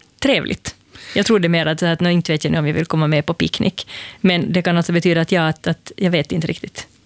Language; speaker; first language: Swedish; native; Swedish